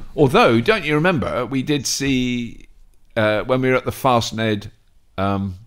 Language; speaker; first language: English; native; English